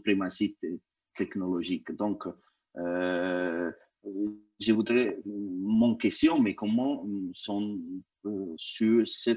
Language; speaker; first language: French; non-native, fluent; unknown